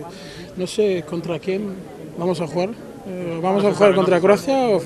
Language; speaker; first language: Spanish; non-native, fluent; Macedonian